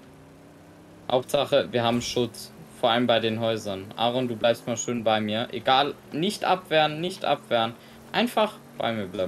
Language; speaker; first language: German; native; German